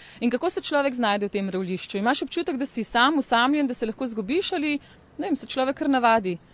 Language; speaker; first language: Slovenian; native; Slovenian